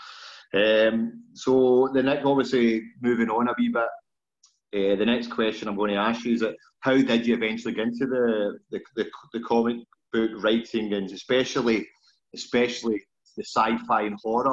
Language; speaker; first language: English; native; English